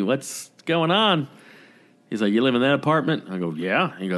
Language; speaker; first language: English; native; English